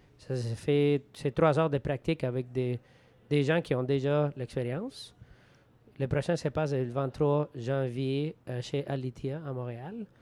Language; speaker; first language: French; non-native, fluent; Spanish